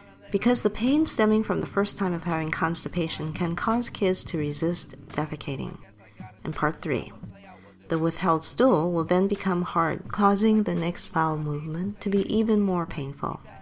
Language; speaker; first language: English; native; English